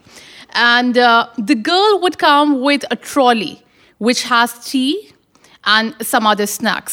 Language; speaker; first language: English; non-native, local second language; Urdu